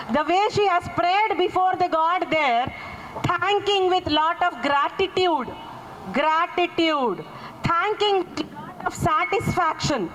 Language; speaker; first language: English; non-native, local second language; Telugu